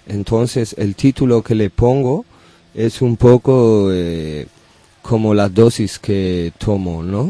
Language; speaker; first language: Spanish; non-native, learner; English